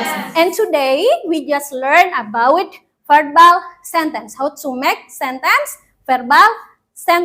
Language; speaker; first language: English; non-native, fluent; Indonesian